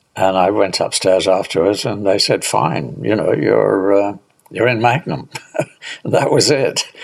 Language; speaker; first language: English; native; English